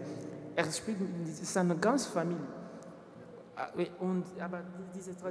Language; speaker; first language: German; non-native, learner; French